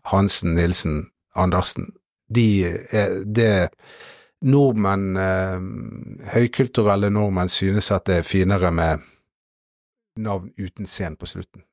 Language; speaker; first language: Norwegian; native; Norwegian